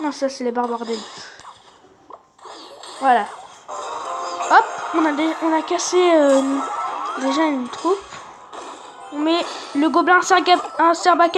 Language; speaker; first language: French; native; French